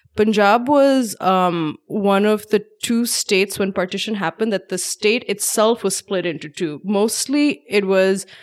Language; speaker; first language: English; non-native, local second language; Urdu